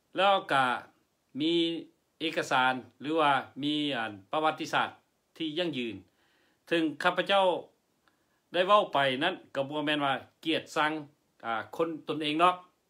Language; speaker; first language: Lao; non-native, local second language; Hmong